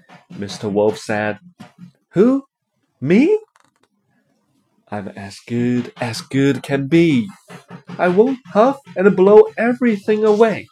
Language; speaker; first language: English; non-native, fluent; Chinese